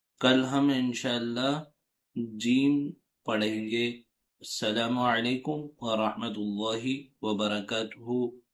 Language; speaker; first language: Urdu; native; Urdu